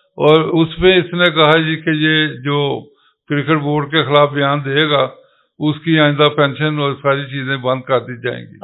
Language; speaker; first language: Urdu; non-native, local second language; Punjabi